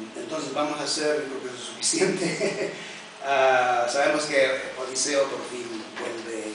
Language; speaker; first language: Spanish; early bilingual, heritage; Spanish